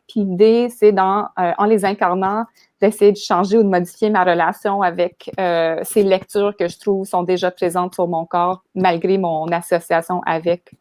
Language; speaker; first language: French; native; French